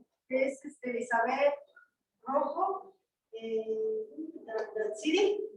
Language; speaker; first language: Spanish; native; Spanish